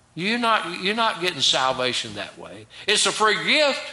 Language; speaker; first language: English; native; English